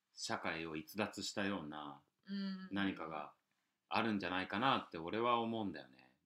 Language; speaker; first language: Japanese; native; Japanese